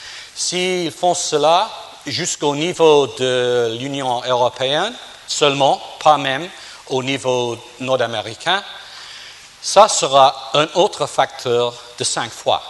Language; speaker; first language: French; non-native, fluent; English